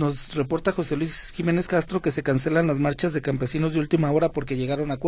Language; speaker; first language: Spanish; native; Spanish